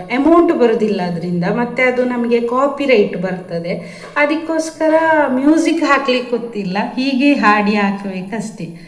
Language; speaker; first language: Kannada; non-native, local second language; Tulu